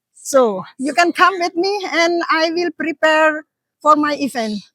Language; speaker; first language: English; non-native, learner; Indonesian